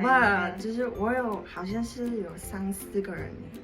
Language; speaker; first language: Chinese; non-native, fluent; Mongolian